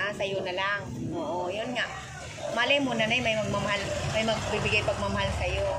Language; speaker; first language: Filipino; non-native, local second language; Cebuano